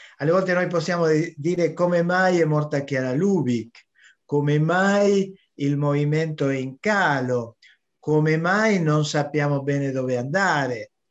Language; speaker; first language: Italian; non-native, fluent; Spanish